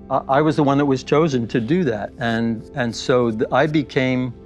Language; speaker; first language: English; native; English